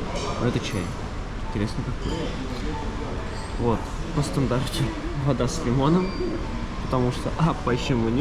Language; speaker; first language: Russian; native; Russian